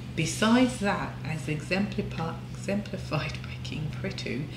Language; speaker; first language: English; native; English